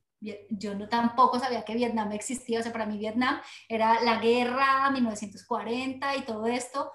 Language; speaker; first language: Spanish; native; Spanish